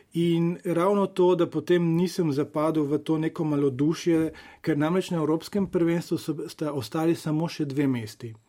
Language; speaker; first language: Slovenian; native; Slovenian